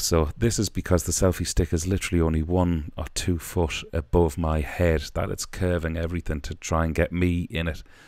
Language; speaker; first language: English; native; English